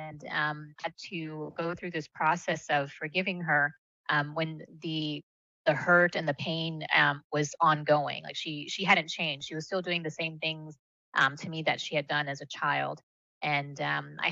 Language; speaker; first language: English; early bilingual, other home language; Malayalam